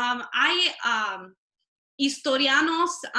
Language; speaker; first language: Spanish; non-native, fluent; English